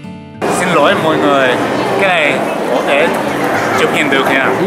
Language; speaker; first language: Vietnamese; non-native, learner; Japanese